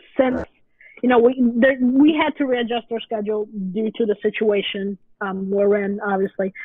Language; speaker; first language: English; non-native, fluent; Italian